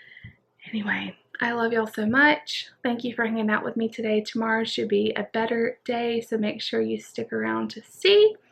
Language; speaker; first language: English; native; English